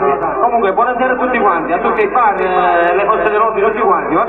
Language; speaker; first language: Italian; native; Italian